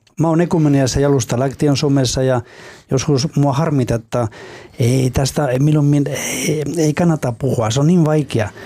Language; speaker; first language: Finnish; non-native, fluent; Spanish